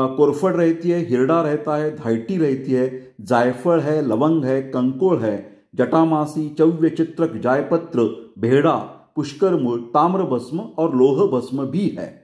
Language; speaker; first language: Hindi; non-native, local second language; Marathi